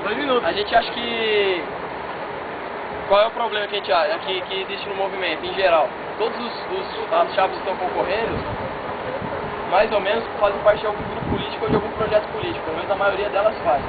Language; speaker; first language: Portuguese; native; Portuguese